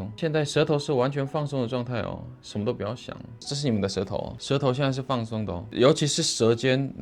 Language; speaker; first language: Chinese; non-native, fluent; Korean